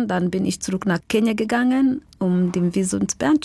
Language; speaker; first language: German; non-native, fluent; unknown